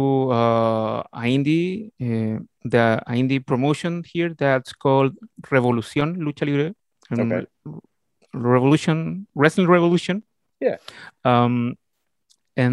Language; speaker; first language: English; non-native, learner; Spanish